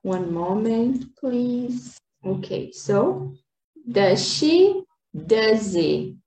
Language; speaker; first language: English; non-native, fluent; Portuguese